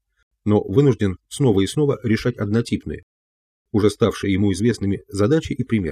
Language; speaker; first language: Russian; native; Russian